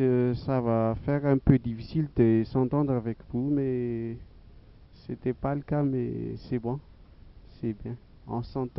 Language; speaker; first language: French; non-native, local second language; Malagasy